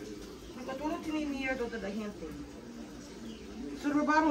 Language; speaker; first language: Spanish; non-native, learner; English